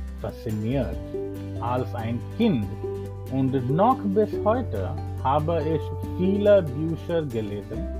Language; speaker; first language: German; non-native, learner; English